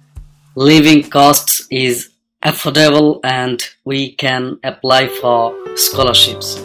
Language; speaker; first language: English; non-native, fluent; Bangla